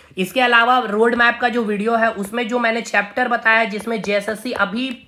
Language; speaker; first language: Hindi; native; Hindi